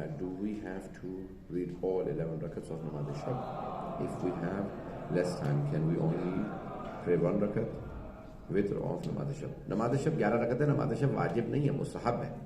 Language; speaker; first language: Urdu; native; Urdu